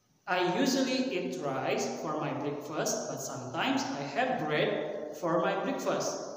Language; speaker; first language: English; non-native, fluent; Indonesian